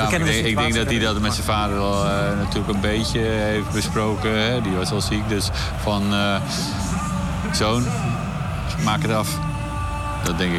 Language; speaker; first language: Dutch; native; Dutch